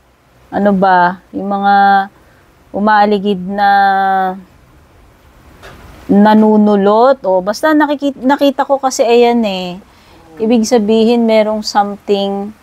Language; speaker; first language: Filipino; native; Filipino